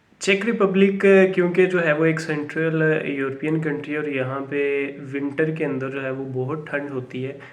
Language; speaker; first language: Urdu; non-native, local second language; Punjabi